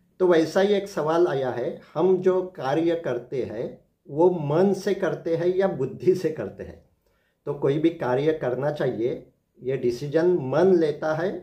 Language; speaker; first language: Hindi; non-native, local second language; Marathi